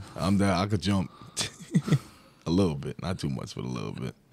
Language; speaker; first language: English; native; English